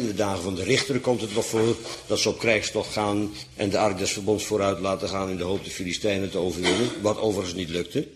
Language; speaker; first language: Dutch; native; Dutch